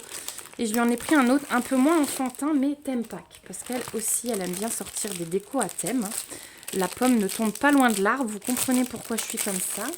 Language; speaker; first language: French; native; French